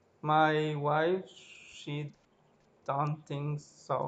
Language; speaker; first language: English; non-native, learner; Spanish